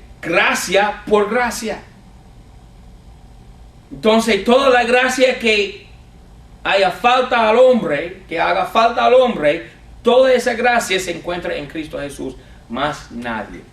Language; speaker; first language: Spanish; non-native, fluent; English